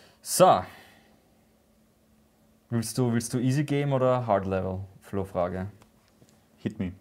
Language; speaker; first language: German; native; German